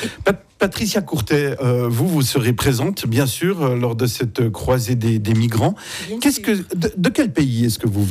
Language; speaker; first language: French; native; French